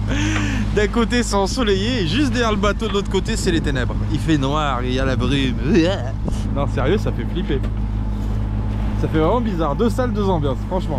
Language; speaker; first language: French; native; French